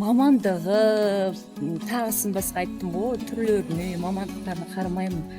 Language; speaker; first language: Kazakh; non-native, local second language; Russian